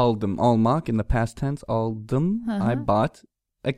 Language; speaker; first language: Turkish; non-native, fluent; English